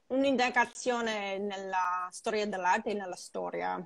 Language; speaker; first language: Italian; non-native, fluent; English